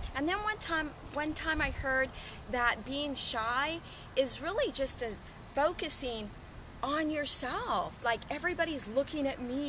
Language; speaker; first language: English; native; English